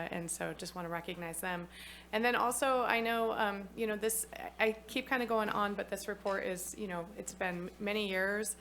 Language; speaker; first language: English; native; English